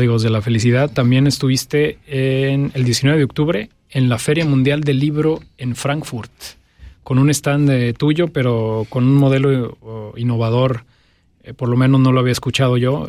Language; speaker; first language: Spanish; native; Spanish